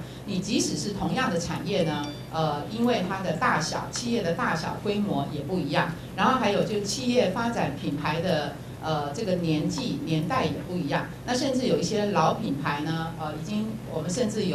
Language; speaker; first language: Chinese; native; Chinese